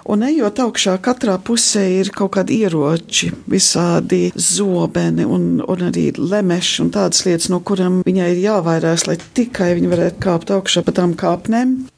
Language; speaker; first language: Latvian; early bilingual, heritage; Latvian